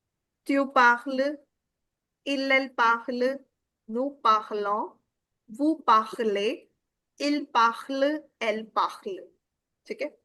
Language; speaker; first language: French; non-native, fluent; Hindi